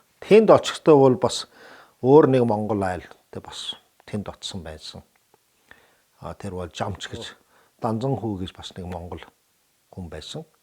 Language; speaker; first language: Mongolian; early bilingual, heritage; Mongolian